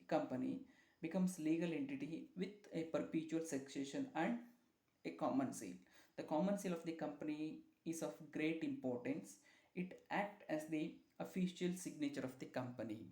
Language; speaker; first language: English; non-native, local second language; Kannada